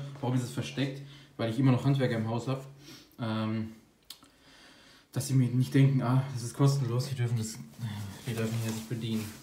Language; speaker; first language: German; native; German